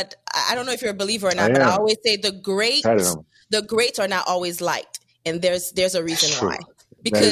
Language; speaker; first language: English; non-native, fluent; French